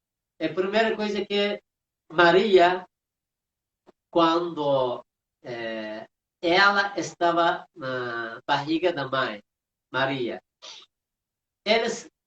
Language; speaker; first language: Portuguese; non-native, fluent; Persian